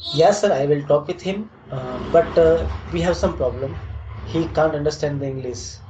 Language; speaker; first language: English; non-native, local second language; Hindi